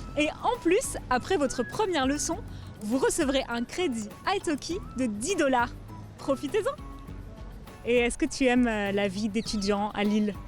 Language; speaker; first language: French; native; French